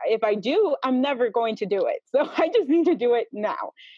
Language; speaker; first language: English; early bilingual, other home language; Spanish